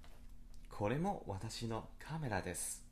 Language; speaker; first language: Japanese; non-native, learner; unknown